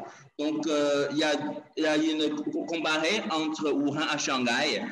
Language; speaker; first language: French; non-native, learner; Chinese